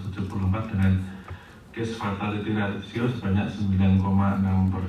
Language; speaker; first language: Indonesian; native; Indonesian